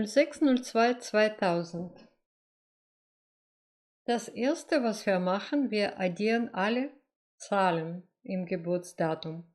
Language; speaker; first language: German; non-native, fluent; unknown